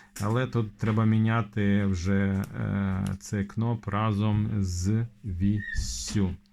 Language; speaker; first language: Ukrainian; non-native, local second language; Russian